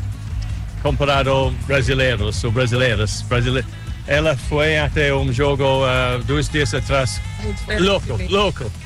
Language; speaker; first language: Portuguese; non-native, learner; English